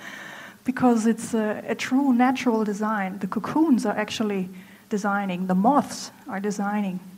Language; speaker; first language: English; non-native, fluent; German